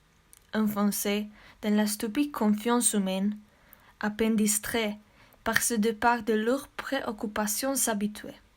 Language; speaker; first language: French; non-native, learner; Slovenian